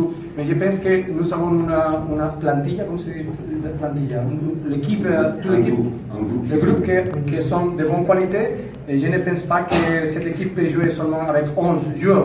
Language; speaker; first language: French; non-native, learner; Spanish